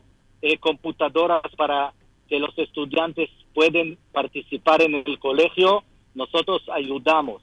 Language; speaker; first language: Spanish; non-native, fluent; Hebrew